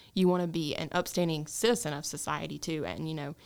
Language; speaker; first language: English; native; English